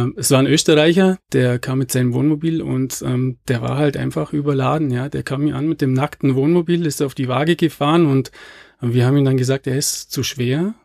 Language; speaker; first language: German; native; German